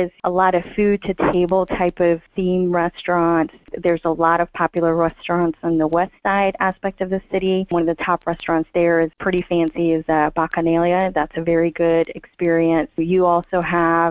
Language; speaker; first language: English; native; English